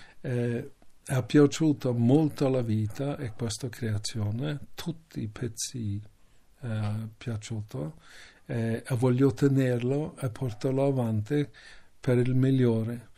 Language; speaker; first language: Italian; non-native, learner; Norwegian